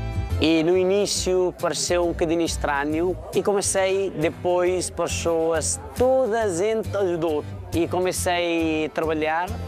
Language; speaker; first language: Portuguese; non-native, fluent; Nepali